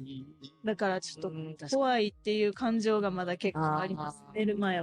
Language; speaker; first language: Japanese; native; Japanese